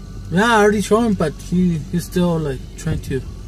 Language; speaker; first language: English; early bilingual, other home language; Spanish